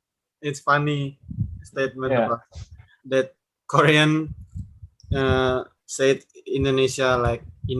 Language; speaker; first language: English; non-native, learner; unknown